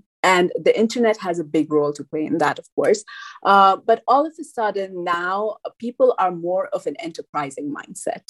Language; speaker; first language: English; non-native, local second language; Nepali